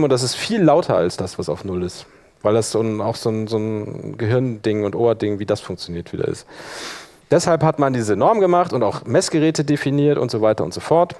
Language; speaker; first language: German; native; German